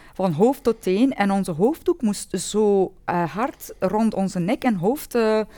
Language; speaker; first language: Dutch; non-native, fluent; Persian